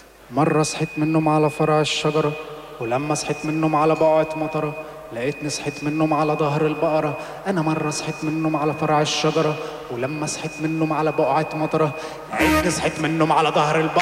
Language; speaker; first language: Arabic; native; Arabic